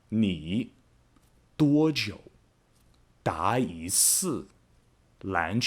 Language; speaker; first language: Chinese; non-native, fluent; English